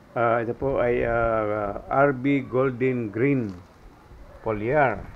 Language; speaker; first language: Filipino; non-native, local second language; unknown